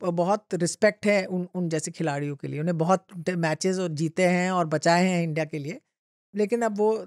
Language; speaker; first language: Hindi; non-native, local second language; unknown